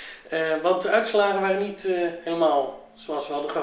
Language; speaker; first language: Dutch; native; Dutch